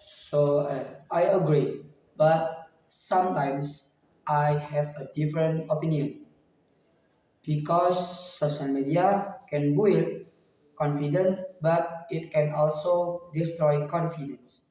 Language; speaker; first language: English; non-native, learner; Indonesian